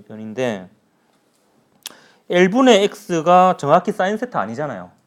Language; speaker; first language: Korean; native; Korean